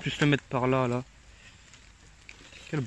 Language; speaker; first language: French; native; French